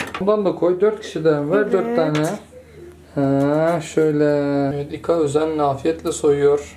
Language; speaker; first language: Turkish; native; Turkish